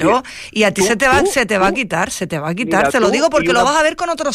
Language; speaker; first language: Spanish; native; Spanish